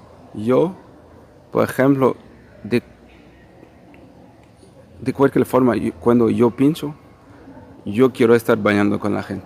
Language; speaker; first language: Spanish; non-native, fluent; Portuguese